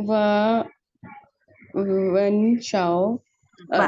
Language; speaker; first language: Chinese; non-native, learner; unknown